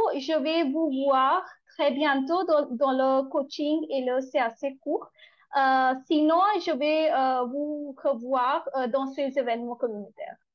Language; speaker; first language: French; non-native, learner; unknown